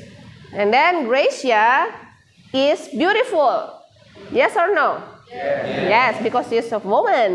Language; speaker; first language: English; non-native, fluent; Indonesian